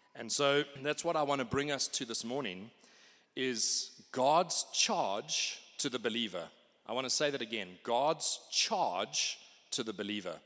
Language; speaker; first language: English; native; English